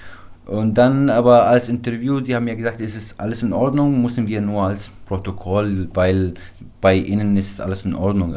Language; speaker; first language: German; non-native, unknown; Arabic